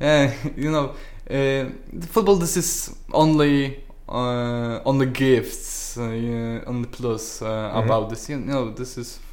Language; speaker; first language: English; non-native, learner; Polish